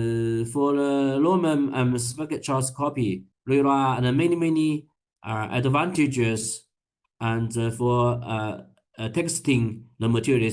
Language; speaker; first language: English; non-native, learner; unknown